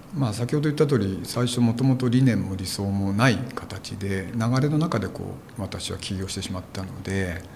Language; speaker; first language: Japanese; native; Japanese